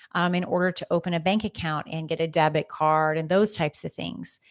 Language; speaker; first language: English; native; English